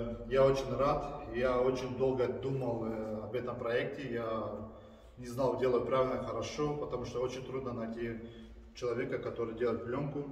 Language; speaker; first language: Russian; early bilingual, heritage; Russian